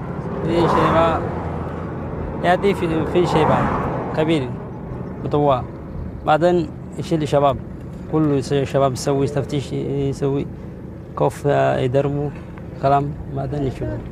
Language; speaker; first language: Arabic; non-native, learner; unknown